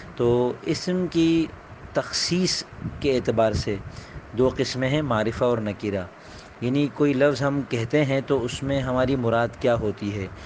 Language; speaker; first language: Urdu; native; Urdu